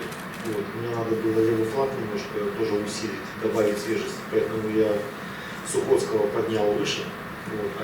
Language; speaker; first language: Russian; native; Russian